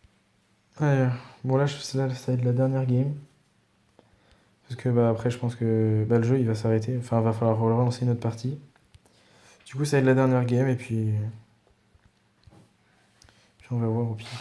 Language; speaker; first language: French; native; French